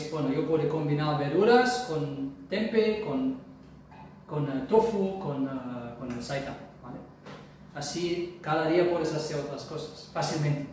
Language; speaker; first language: Spanish; non-native, fluent; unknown